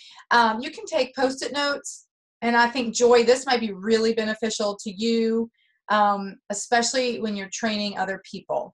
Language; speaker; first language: English; native; English